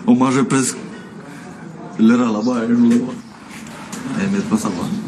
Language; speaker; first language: French; non-native, learner; Romanian